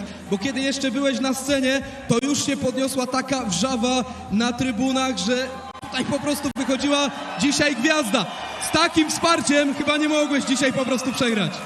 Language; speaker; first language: Polish; native; Polish